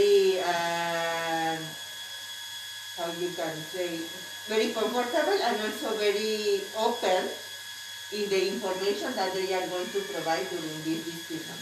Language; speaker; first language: English; non-native, fluent; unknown